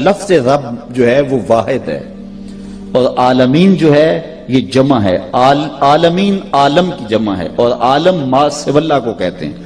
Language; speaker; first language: Urdu; non-native, local second language; Punjabi